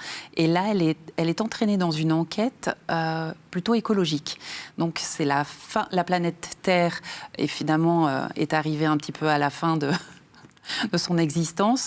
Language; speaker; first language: French; native; French